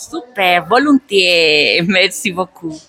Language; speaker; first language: French; non-native, learner; Spanish